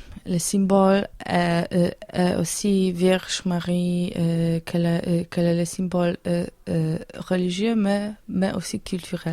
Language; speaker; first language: French; non-native, learner; Polish